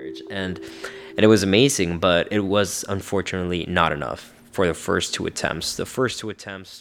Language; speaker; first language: English; early bilingual, other home language; Spanish